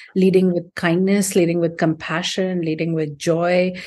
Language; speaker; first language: English; non-native, local second language; Hindi